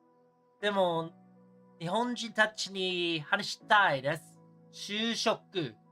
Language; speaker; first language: Japanese; non-native, learner; English